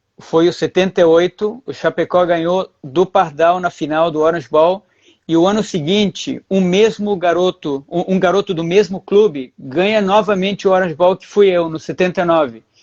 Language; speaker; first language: Portuguese; early bilingual, other home language; Spanish